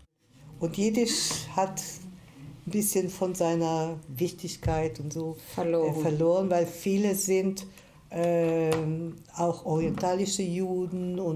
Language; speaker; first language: German; early bilingual, heritage; German